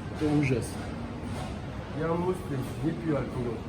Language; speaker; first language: Russian; non-native, learner; Turkish